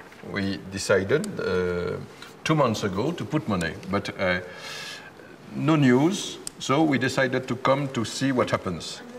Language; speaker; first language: English; non-native, learner; French